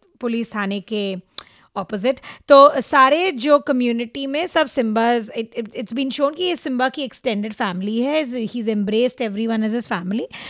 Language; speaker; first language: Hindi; non-native, local second language; Marathi